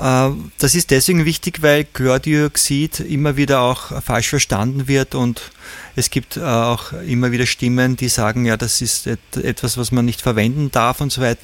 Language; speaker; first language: German; native; German